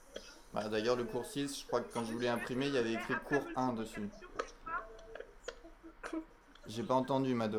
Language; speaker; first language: French; native; French